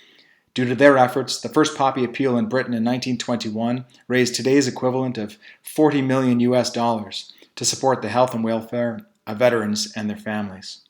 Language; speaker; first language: English; native; English